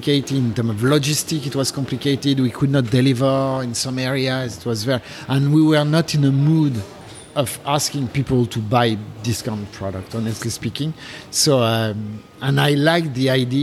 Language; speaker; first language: English; non-native, fluent; French